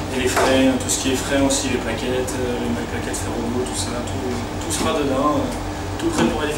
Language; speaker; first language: French; native; French